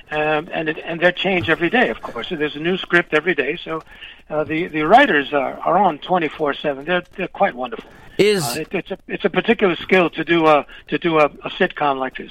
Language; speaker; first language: English; early bilingual, other home language; Spanish